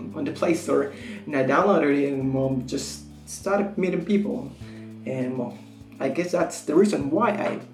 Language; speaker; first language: English; non-native, fluent; Spanish